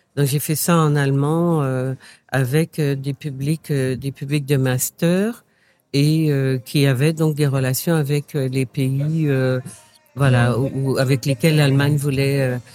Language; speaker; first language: French; native; French